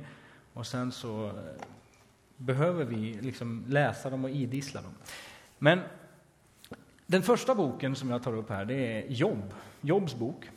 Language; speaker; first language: Swedish; native; Swedish